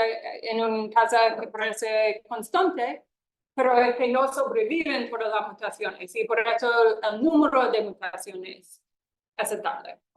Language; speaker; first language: Spanish; non-native, fluent; English